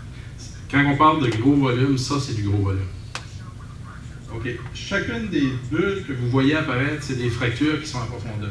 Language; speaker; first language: French; native; French